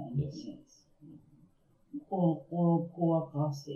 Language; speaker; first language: English; non-native, learner; Japanese